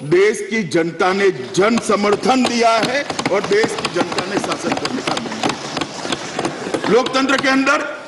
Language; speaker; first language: Hindi; native; Hindi